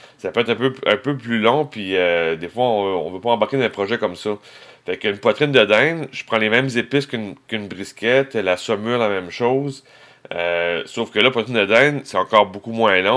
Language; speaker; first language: French; native; French